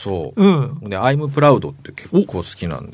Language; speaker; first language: Japanese; native; Japanese